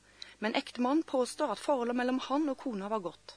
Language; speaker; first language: Norwegian; native; Norwegian